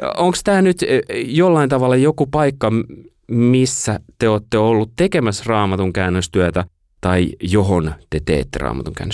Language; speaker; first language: Finnish; native; Finnish